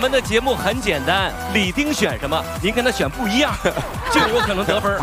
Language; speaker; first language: Chinese; native; Chinese